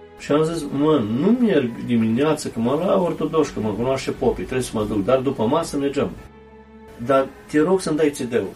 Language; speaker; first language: Romanian; early bilingual, heritage; Romanian